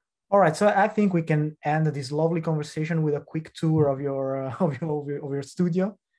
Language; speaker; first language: English; non-native, fluent; Italian